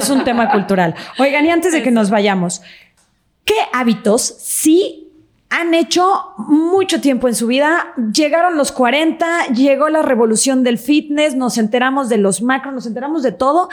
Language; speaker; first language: Spanish; native; Spanish